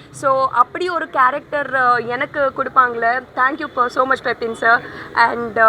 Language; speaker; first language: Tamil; non-native, learner; Telugu